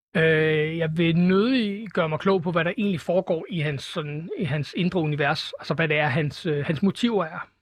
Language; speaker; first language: Danish; native; Danish